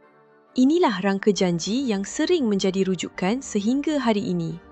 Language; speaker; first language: Malay; native; Malay